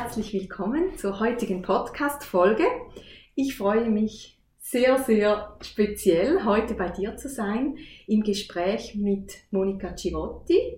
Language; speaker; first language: German; native; German